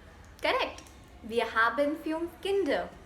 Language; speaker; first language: German; non-native, fluent; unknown